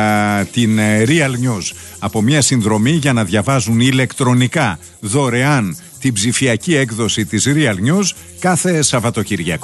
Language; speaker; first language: Greek; native; Greek